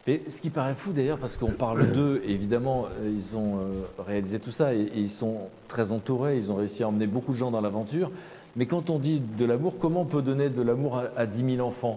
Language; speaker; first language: French; native; French